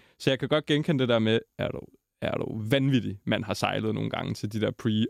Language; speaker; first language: Danish; native; Danish